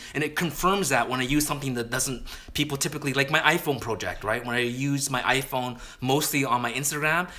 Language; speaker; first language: English; native; English